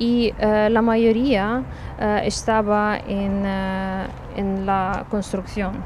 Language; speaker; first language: Spanish; non-native, learner; Ukrainian